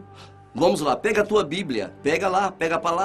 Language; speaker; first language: Portuguese; native; Portuguese